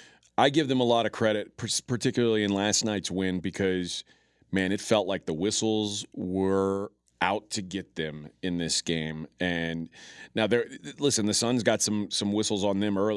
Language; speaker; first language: English; native; English